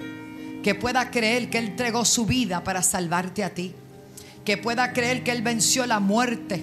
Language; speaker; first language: Spanish; native; Spanish